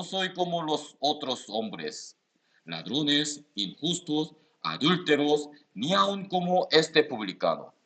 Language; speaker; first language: Spanish; non-native, learner; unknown